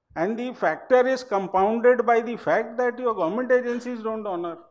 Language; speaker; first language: English; non-native, local second language; Hindi